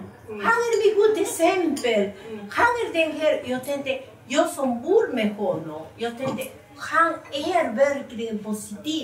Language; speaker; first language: Swedish; non-native, fluent; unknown